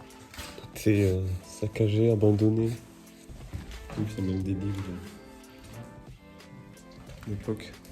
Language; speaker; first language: French; native; French